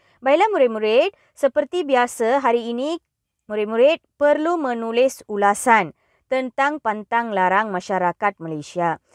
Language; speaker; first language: Malay; non-native, local second language; Tamil